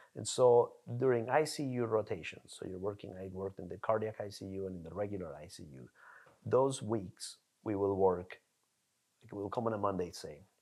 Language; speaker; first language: English; non-native, fluent; Spanish